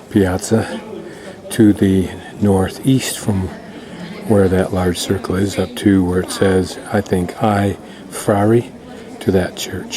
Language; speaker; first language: English; native; English